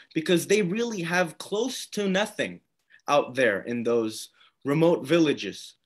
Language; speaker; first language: English; native; English